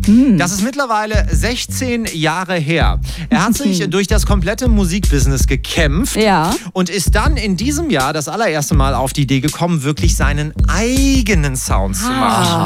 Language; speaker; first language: German; native; German